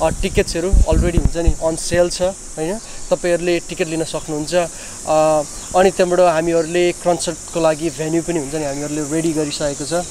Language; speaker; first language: Nepali; native; Nepali